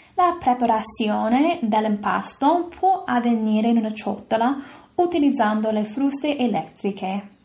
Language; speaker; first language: Italian; non-native, fluent; English